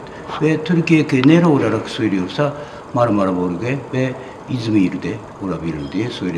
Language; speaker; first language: Turkish; non-native, fluent; Japanese